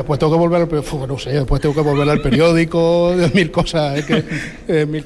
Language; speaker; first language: Spanish; native; Spanish